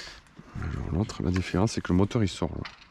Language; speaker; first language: French; native; French